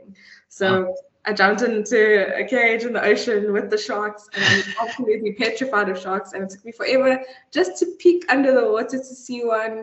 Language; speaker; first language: English; native; English